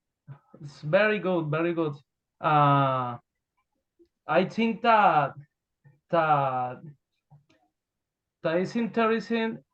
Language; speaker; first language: English; non-native, learner; Spanish